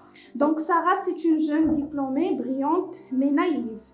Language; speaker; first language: French; non-native, local second language; Arabic